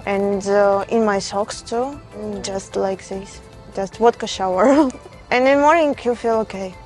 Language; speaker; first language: English; non-native, learner; Russian